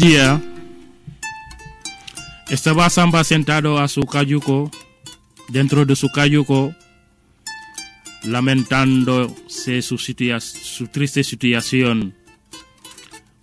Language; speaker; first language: Spanish; non-native, fluent; Wolof